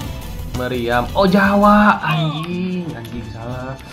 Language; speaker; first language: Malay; non-native, local second language; Sundanese